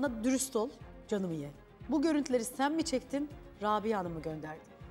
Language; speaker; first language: Turkish; native; Turkish